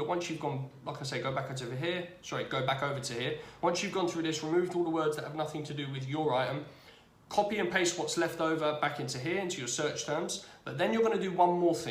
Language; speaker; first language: English; native; English